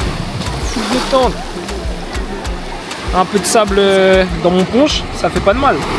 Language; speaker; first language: French; native; French